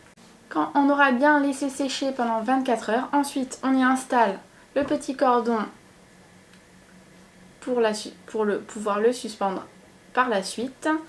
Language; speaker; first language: French; native; French